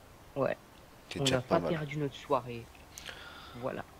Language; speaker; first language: French; native; French